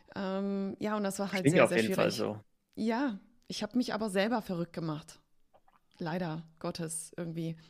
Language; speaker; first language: German; early bilingual, other home language; Polish